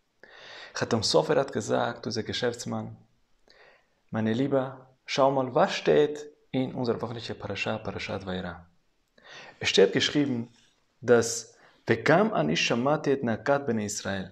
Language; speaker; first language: German; non-native, fluent; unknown